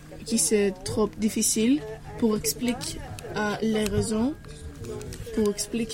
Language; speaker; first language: French; non-native, learner; Greek